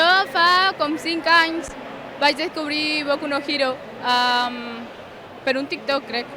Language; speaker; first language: Catalan; non-native, local second language; Spanish